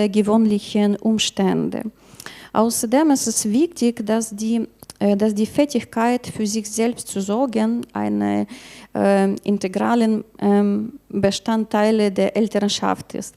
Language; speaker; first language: German; non-native, learner; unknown